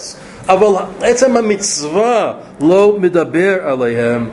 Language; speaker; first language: Hebrew; non-native, fluent; English